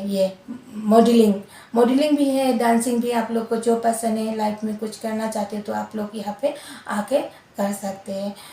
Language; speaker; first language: Hindi; non-native, local second language; Assamese